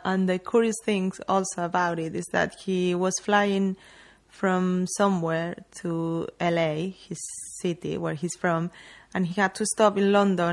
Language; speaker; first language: English; non-native, fluent; Spanish